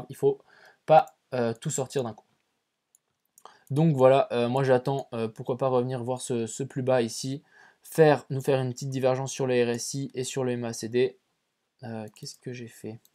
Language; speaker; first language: French; native; French